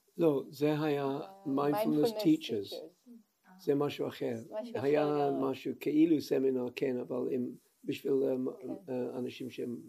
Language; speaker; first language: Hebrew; non-native, fluent; English